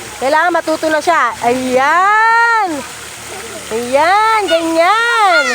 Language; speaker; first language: Filipino; native; Filipino